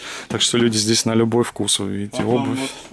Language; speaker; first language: Russian; native; Russian